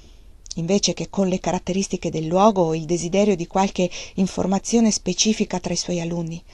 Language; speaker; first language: Italian; native; Italian